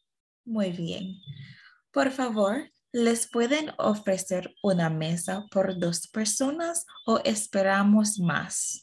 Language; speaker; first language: Spanish; non-native, fluent; English